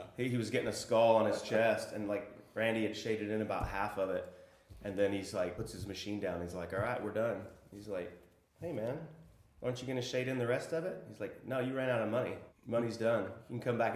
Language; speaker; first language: English; native; English